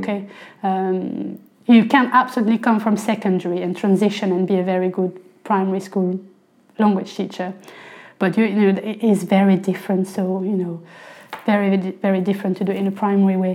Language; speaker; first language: English; non-native, fluent; French